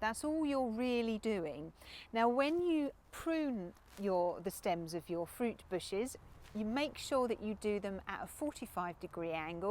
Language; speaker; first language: English; native; English